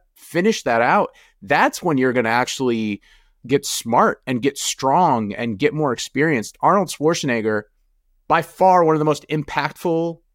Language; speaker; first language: English; native; English